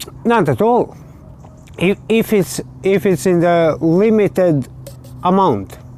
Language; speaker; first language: English; non-native, learner; Latvian